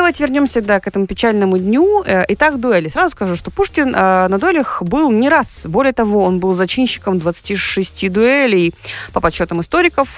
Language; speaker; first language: Russian; native; Russian